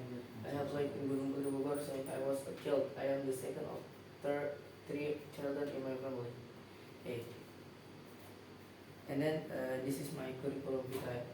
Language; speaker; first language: English; non-native, learner; Indonesian